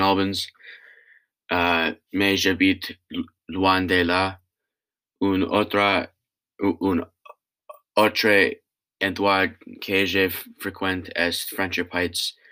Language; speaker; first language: French; non-native, learner; English